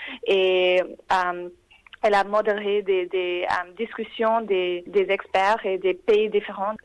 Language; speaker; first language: French; non-native, fluent; English